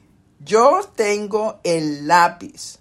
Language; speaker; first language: Spanish; non-native, fluent; English